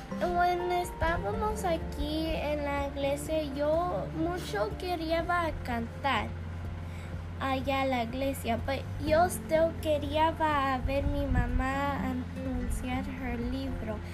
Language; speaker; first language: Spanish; early bilingual, heritage; English